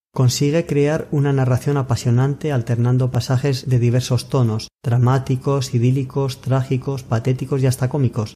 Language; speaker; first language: Spanish; native; Spanish